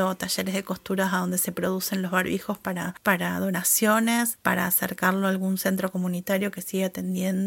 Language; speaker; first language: Spanish; native; Spanish